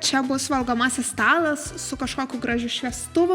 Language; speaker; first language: Lithuanian; native; Lithuanian